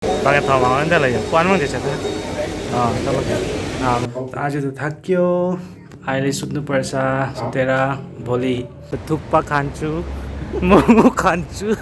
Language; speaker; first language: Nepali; non-native, learner; Karbi